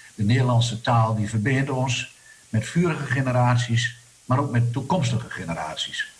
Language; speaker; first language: Dutch; non-native, local second language; Low German